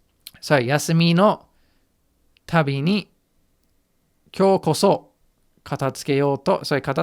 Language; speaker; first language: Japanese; non-native, fluent; English